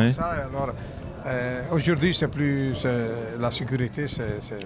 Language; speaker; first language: French; non-native, fluent; Italian